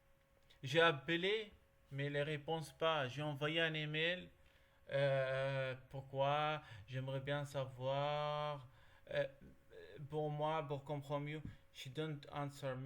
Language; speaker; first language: French; non-native, learner; Arabic